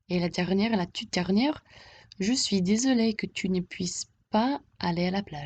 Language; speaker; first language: French; non-native, fluent; English